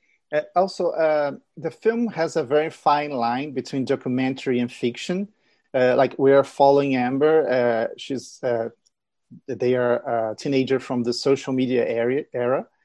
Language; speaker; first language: English; non-native, fluent; Portuguese